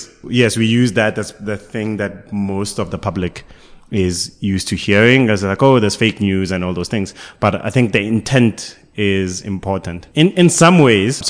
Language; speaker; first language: English; non-native, local second language; Tswana